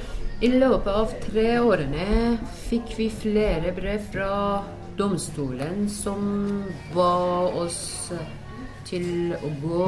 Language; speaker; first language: Norwegian; non-native, learner; Persian